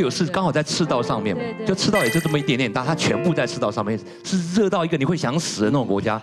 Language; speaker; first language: Chinese; native; Chinese